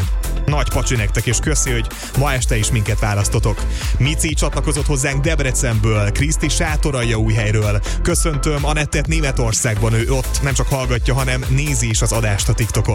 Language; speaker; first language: Hungarian; native; Hungarian